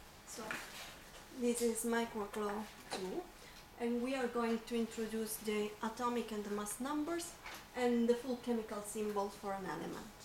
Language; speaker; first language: English; non-native, fluent; Italian